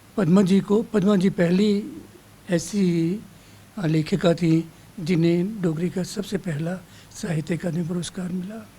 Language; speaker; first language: Hindi; non-native, local second language; Dogri